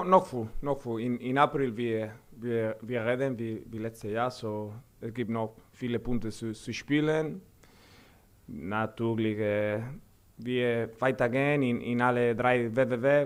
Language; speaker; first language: German; non-native, fluent; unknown